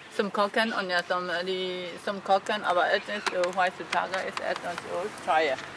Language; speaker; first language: German; non-native, learner; Burmese